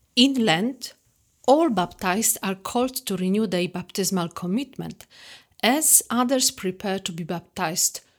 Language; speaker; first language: English; non-native, fluent; Polish